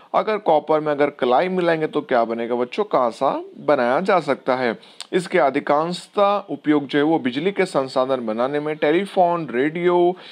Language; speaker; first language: Hindi; non-native, local second language; Gujarati